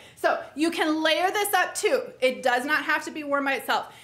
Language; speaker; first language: English; native; English